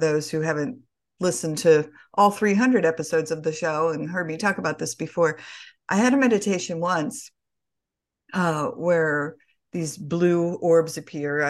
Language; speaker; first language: English; native; English